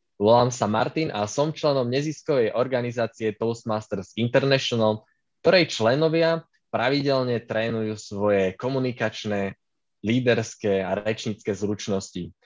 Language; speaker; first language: Slovak; native; Slovak